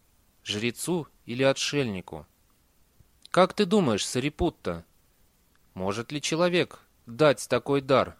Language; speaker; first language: Russian; native; Russian